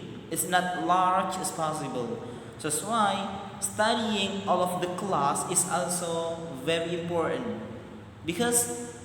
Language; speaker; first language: English; non-native, learner; Madurese